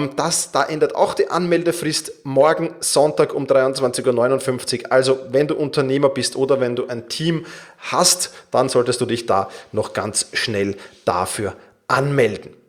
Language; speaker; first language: German; native; German